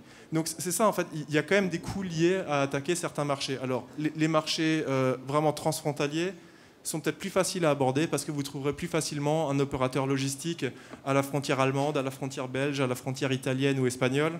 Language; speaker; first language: French; native; French